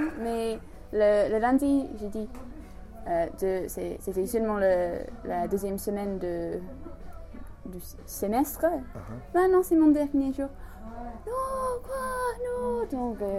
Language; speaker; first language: French; non-native, learner; English